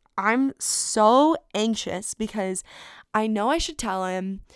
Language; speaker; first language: English; native; English